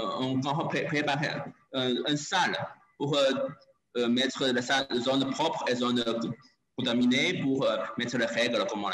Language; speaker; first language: French; non-native, learner; Chinese